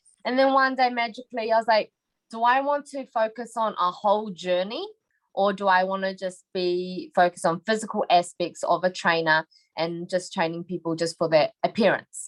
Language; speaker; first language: English; native; English